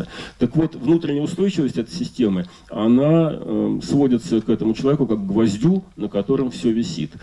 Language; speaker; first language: Russian; native; Russian